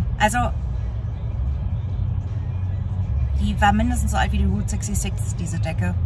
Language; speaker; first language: German; native; German